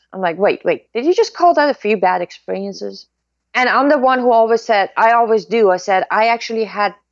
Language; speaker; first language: English; non-native, fluent; Persian